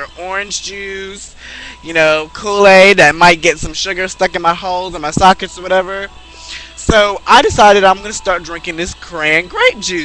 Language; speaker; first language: English; native; English